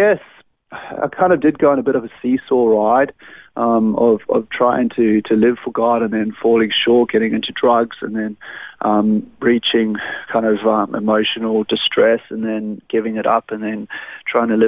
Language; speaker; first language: English; native; English